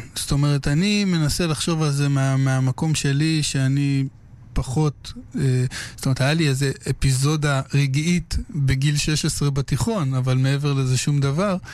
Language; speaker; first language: Hebrew; native; Hebrew